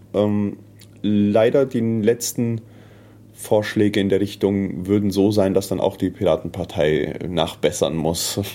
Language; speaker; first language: German; early bilingual, heritage; German